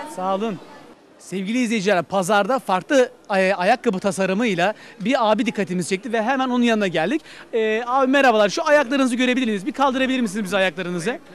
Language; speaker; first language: Turkish; native; Turkish